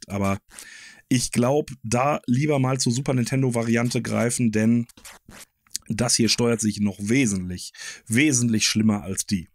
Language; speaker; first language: German; native; German